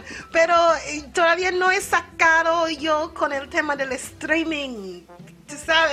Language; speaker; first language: Spanish; non-native, fluent; English